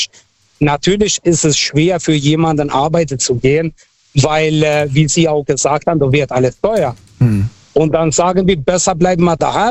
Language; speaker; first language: German; non-native, fluent; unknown